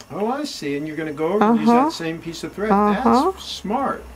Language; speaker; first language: English; native; English